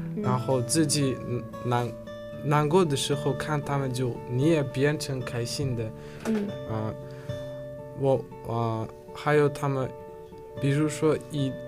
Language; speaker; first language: Chinese; non-native, learner; Uzbek